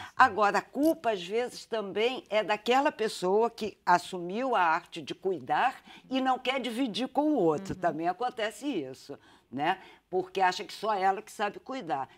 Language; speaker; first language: Portuguese; native; Portuguese